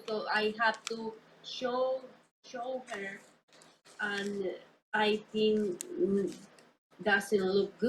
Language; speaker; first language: English; non-native, learner; Spanish